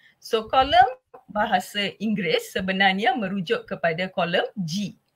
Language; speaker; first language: Malay; non-native, local second language; Tamil